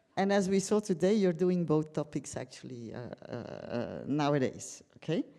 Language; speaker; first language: English; non-native, fluent; Dutch